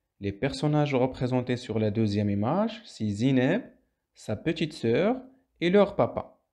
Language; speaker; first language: French; non-native, local second language; Arabic